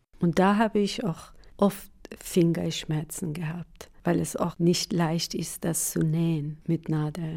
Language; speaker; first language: German; non-native, fluent; Persian